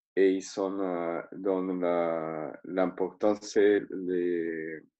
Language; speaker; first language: French; non-native, learner; Spanish